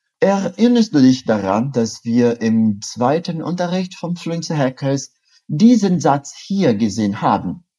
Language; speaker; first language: German; non-native, fluent; Portuguese